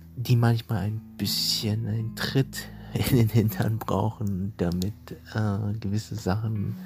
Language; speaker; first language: German; native; German